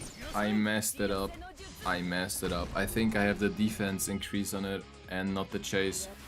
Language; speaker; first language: English; non-native, fluent; German